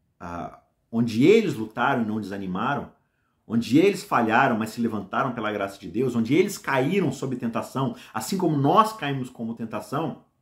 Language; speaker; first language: Portuguese; native; Portuguese